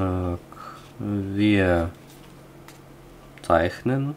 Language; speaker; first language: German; non-native, learner; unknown